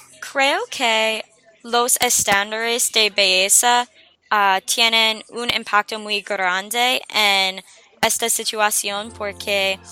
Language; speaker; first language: Spanish; non-native, learner; English